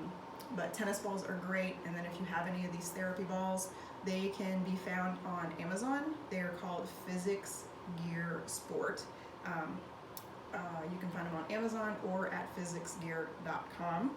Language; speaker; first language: English; native; English